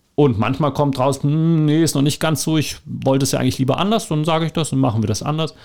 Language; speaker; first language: German; native; German